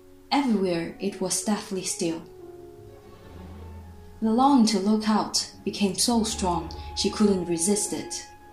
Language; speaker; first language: English; non-native, fluent; Chinese